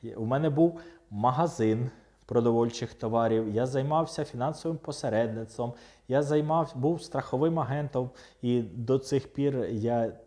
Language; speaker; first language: Ukrainian; non-native, local second language; Russian